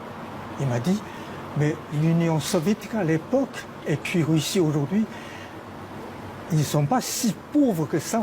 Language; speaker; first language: French; non-native, fluent; Chinese